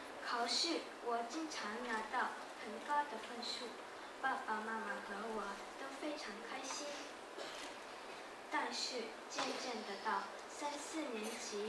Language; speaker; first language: Chinese; non-native, learner; Japanese